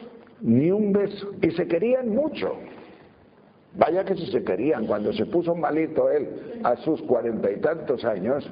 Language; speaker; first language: Spanish; native; Spanish